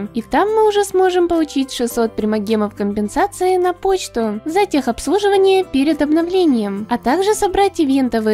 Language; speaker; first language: Russian; native; Russian